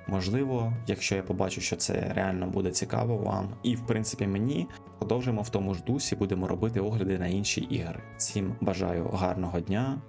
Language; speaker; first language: Ukrainian; native; Ukrainian